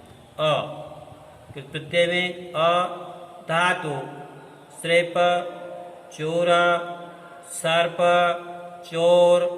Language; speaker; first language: Hindi; native; Hindi